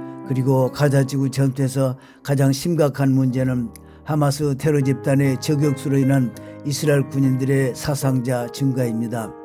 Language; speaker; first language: Korean; native; Korean